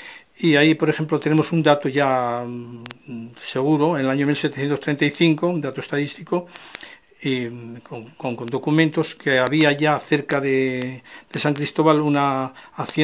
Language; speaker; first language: Spanish; native; Spanish